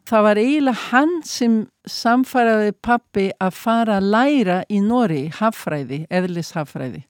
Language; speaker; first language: Icelandic; early bilingual, heritage; Icelandic